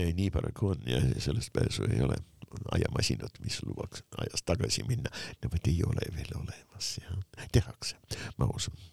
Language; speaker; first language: Estonian; non-native, local second language; Russian